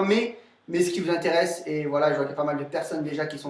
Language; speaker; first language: French; native; French